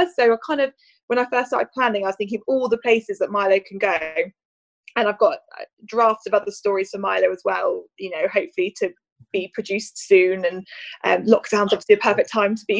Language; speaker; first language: English; native; English